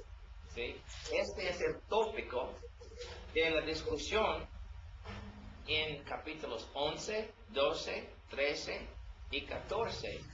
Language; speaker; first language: Spanish; non-native, learner; English